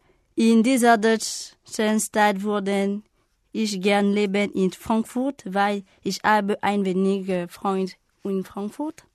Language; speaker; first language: German; non-native, learner; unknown